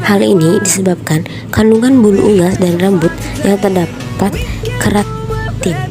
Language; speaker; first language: Indonesian; native; Indonesian